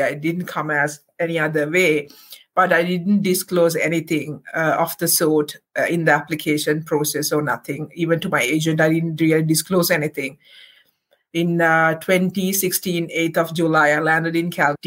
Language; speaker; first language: English; non-native, local second language; Sinhala